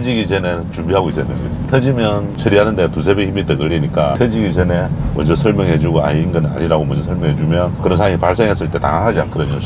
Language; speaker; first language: Korean; native; Korean